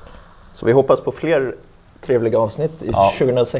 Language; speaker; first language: Swedish; native; Swedish